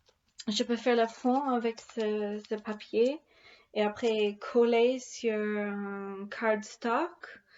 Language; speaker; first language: French; non-native, fluent; English